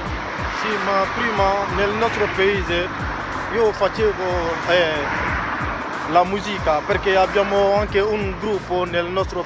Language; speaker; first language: Italian; non-native, learner; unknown